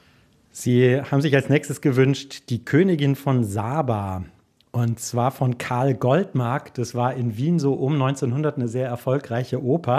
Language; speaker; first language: German; native; German